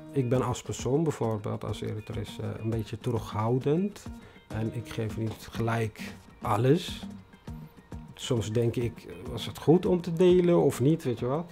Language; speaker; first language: Dutch; non-native, fluent; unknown